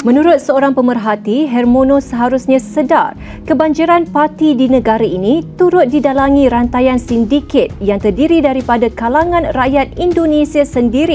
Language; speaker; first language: Malay; native; Malay